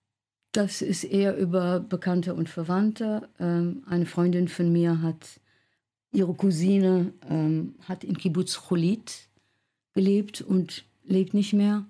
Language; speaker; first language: German; non-native, fluent; Arabic